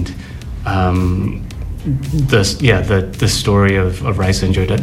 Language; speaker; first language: English; early bilingual, other home language; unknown